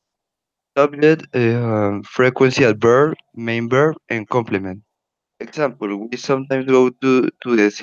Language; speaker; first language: English; non-native, learner; Spanish